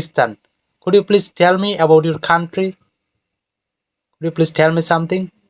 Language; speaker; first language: English; non-native, fluent; Bangla